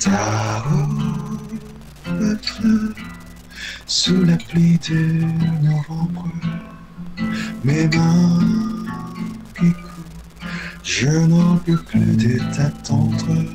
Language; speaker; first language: French; non-native, learner; Korean